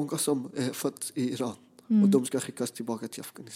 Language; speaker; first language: Swedish; non-native, fluent; Persian